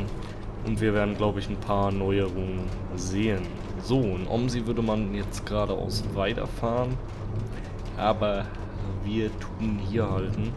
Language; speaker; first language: German; native; German